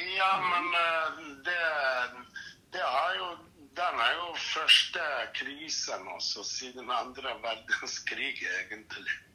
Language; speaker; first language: Norwegian; non-native, fluent; Kurdish